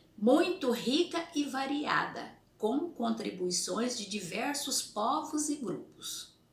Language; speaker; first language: Portuguese; native; Portuguese